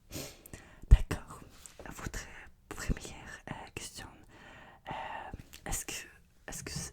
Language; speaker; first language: French; non-native, learner; Russian